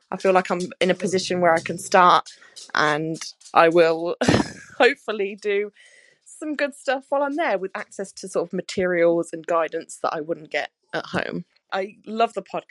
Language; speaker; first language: English; native; English